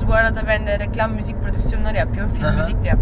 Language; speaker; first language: Turkish; early bilingual, heritage; Turkish